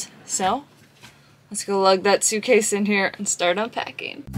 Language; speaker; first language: English; native; English